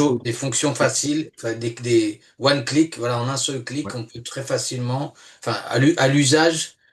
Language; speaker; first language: French; native; French